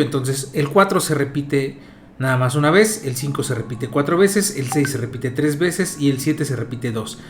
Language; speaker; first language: Spanish; native; Spanish